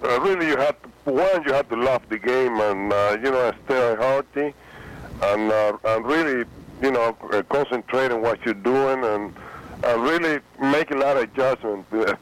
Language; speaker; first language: English; non-native, fluent; Spanish